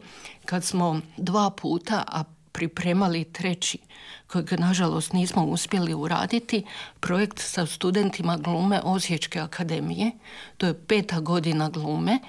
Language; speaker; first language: Serbian; native; Serbian